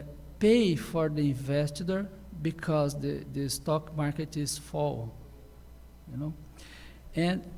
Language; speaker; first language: English; non-native, learner; Portuguese